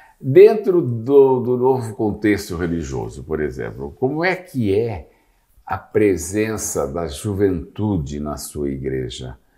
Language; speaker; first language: Portuguese; native; Portuguese